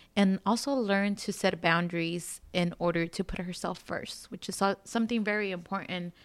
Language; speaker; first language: English; early bilingual, other home language; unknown